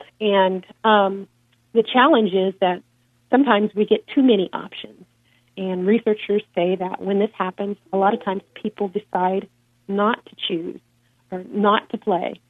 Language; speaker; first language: English; native; English